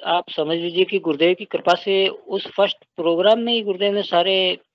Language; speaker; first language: Hindi; native; Hindi